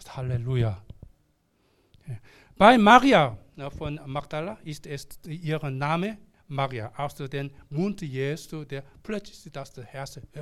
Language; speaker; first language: German; non-native, learner; Korean